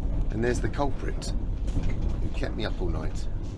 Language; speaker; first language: English; native; English